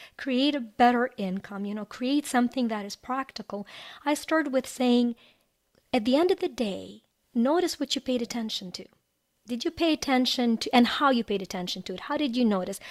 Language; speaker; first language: English; non-native, fluent; Ukrainian